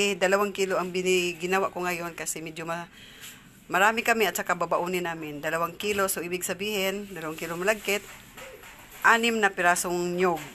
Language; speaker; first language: Filipino; non-native, local second language; Cebuano